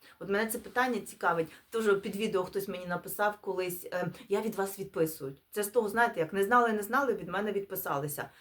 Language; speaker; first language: Ukrainian; non-native, local second language; Russian